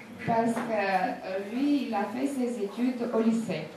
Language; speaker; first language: French; non-native, fluent; Bulgarian